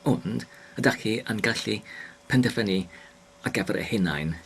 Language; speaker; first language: Welsh; non-native, learner; English